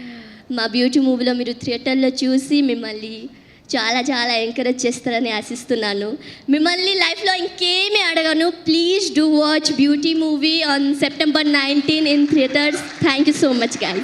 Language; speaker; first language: Telugu; early bilingual, heritage; Telugu